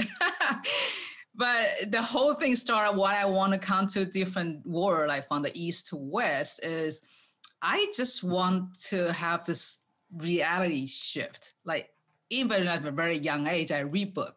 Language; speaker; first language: English; non-native, fluent; Chinese